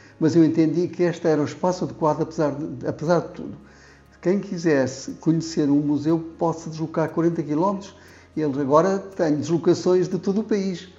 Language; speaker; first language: Portuguese; native; Portuguese